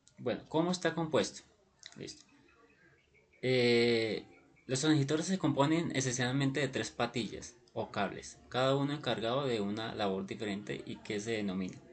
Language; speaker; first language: Spanish; native; Spanish